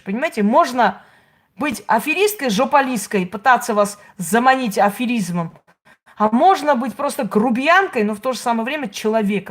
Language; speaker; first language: Russian; native; Russian